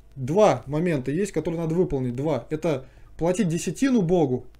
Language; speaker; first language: Russian; native; Russian